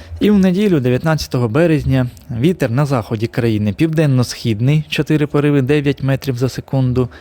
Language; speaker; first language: Ukrainian; native; Ukrainian